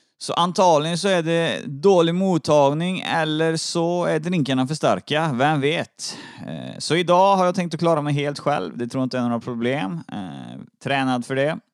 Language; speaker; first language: Swedish; native; Swedish